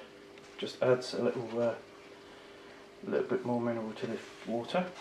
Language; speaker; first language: English; native; English